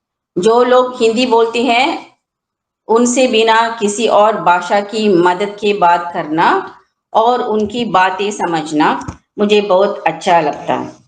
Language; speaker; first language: Hindi; non-native, learner; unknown